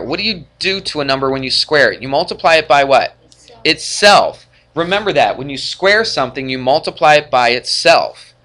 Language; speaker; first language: English; native; English